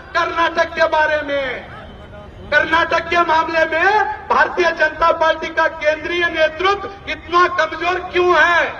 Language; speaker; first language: Hindi; non-native, local second language; Kannada